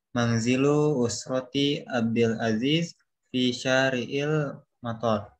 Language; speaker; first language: Arabic; non-native, learner; Indonesian